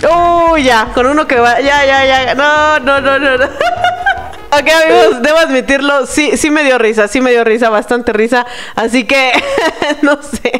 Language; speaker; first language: Spanish; native; Spanish